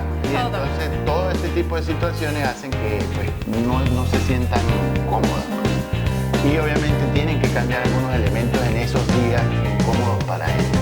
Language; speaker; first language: Spanish; native; Spanish